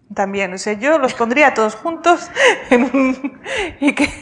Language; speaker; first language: Spanish; native; Spanish